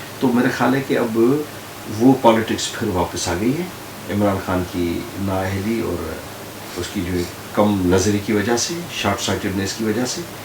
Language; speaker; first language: Urdu; non-native, local second language; Sindhi